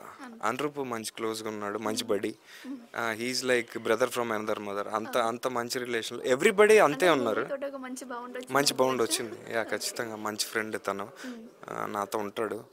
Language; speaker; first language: Telugu; native; Telugu